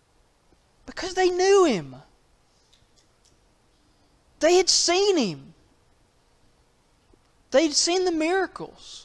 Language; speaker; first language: English; native; English